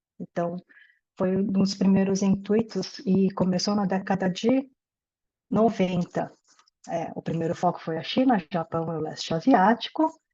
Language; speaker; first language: Portuguese; early bilingual, other home language; Korean